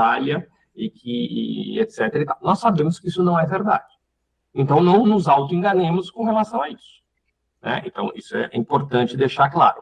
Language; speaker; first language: Portuguese; native; Portuguese